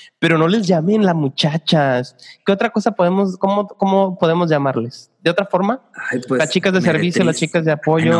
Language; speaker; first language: Spanish; native; Spanish